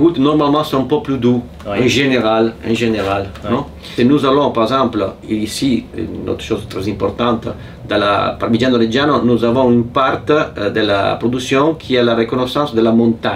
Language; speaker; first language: French; non-native, fluent; Italian